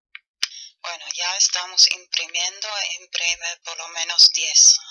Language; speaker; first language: Spanish; non-native, fluent; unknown